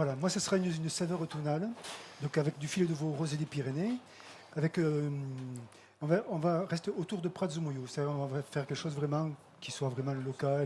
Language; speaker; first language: French; native; French